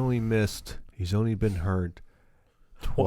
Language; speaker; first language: English; native; English